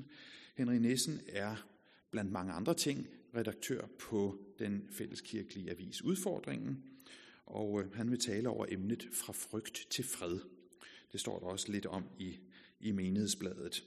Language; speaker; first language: Danish; native; Danish